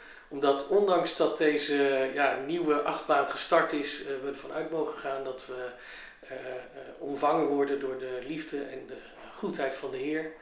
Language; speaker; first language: Dutch; native; Dutch